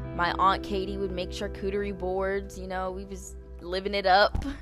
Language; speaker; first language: English; native; English